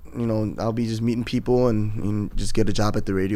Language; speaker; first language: English; native; English